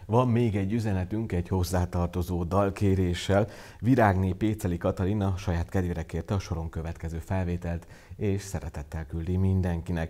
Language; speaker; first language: Hungarian; native; Hungarian